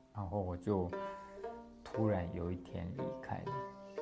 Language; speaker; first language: Chinese; non-native, local second language; Tibetan